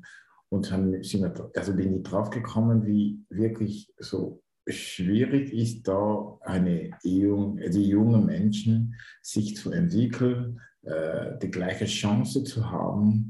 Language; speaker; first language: German; non-native, learner; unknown